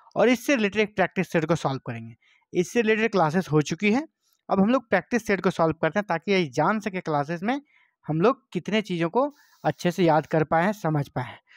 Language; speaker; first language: Hindi; native; Hindi